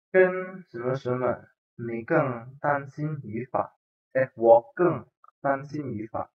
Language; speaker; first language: Chinese; non-native, fluent; Indonesian